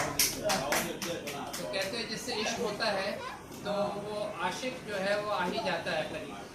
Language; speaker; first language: Hindi; native; Hindi